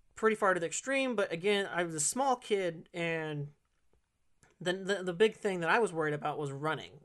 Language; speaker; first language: English; native; English